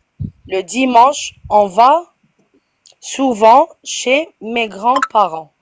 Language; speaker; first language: French; non-native, learner; Arabic